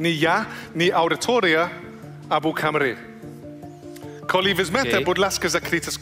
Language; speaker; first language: Ukrainian; non-native, learner; English